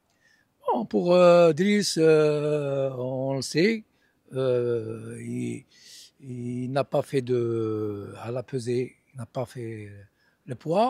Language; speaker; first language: French; non-native, local second language; Arabic